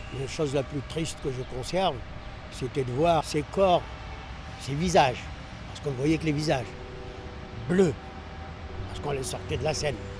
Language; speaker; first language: French; non-native, local second language; Arabic